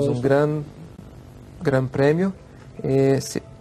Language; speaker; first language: Spanish; non-native, learner; Portuguese